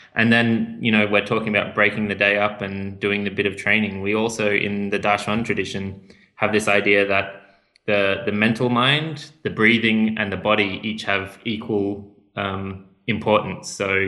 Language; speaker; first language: English; native; English